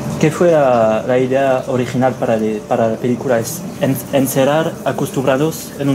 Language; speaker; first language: Spanish; non-native, learner; French